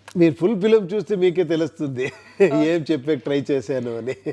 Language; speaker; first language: Telugu; non-native, local second language; Kannada